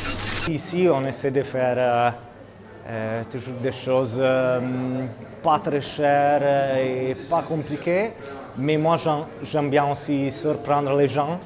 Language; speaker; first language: French; non-native, fluent; Italian